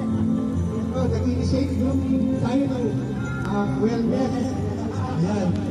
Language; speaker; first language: Filipino; native; Filipino